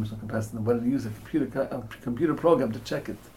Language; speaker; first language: English; native; English